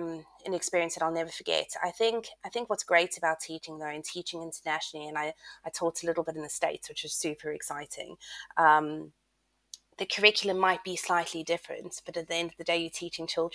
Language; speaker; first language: English; native; English